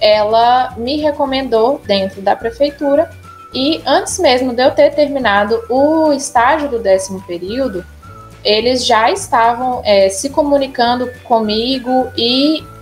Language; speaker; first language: Portuguese; native; Portuguese